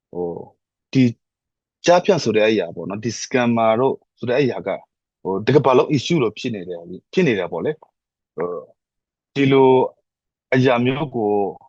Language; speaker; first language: Burmese; non-native, local second language; S'gaw Karen